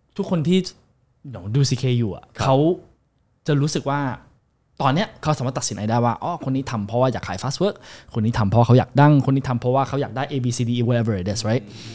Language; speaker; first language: Thai; non-native, fluent; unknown